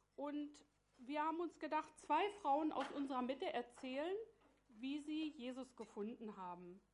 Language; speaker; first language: German; native; German